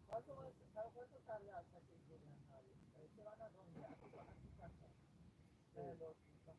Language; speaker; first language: Spanish; non-native, fluent; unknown